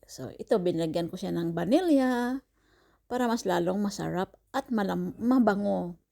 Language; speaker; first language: Filipino; non-native, local second language; Cebuano